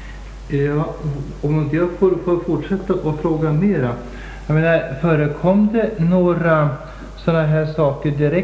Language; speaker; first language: Swedish; native; Swedish